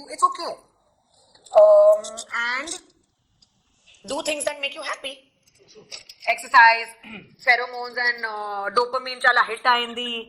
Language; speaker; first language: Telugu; non-native, learner; Hindi